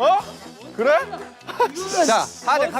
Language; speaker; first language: Korean; native; Korean